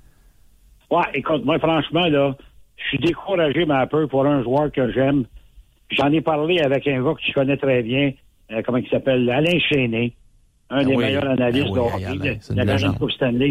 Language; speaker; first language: French; native; French